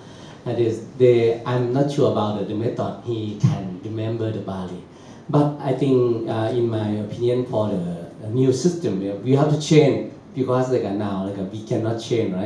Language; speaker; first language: English; non-native, learner; Burmese